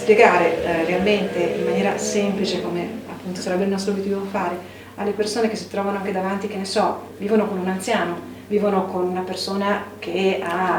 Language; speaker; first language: Italian; native; Italian